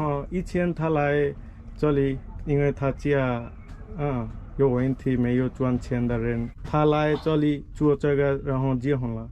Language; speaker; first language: Chinese; non-native, learner; Bangla